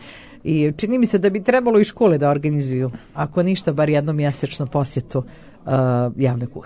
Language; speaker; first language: Croatian; native; Croatian